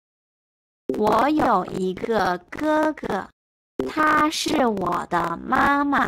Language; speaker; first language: Chinese; non-native, learner; English